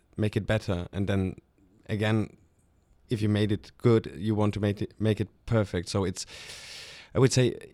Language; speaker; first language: English; non-native, fluent; German